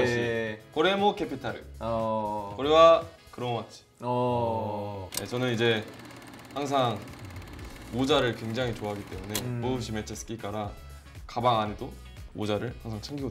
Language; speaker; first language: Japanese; non-native, learner; Korean